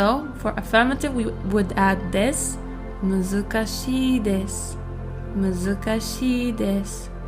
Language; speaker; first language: Japanese; non-native, fluent; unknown